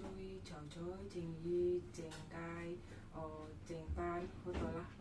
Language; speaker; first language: Cantonese; non-native, learner; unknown